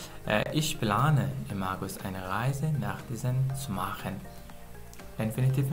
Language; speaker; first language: German; non-native, fluent; Persian